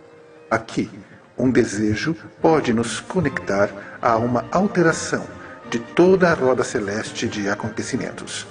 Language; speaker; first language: Portuguese; native; Portuguese